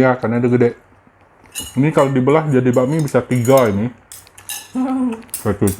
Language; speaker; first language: Indonesian; native; Indonesian